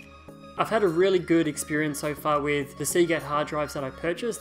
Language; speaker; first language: English; native; English